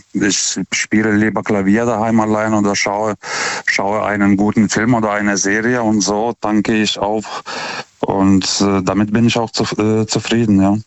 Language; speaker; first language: German; non-native, fluent; Lithuanian